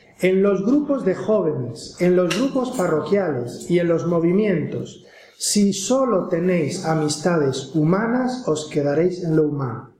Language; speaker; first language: Spanish; native; Spanish